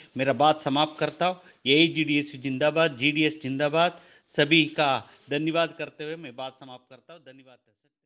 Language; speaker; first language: Hindi; non-native, local second language; Kannada